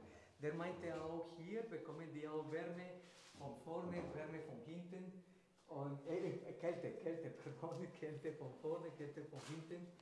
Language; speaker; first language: German; non-native, fluent; Spanish